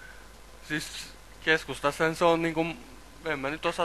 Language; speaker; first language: Finnish; native; Finnish